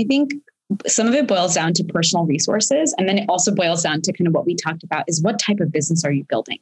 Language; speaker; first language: English; early bilingual, other home language; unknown